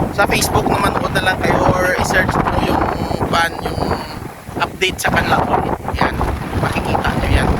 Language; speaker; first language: Filipino; native; Filipino